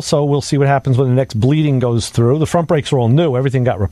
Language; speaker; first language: English; native; English